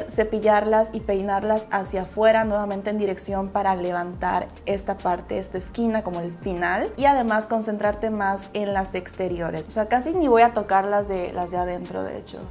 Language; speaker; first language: Spanish; native; Spanish